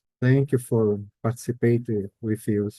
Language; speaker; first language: English; non-native, learner; Portuguese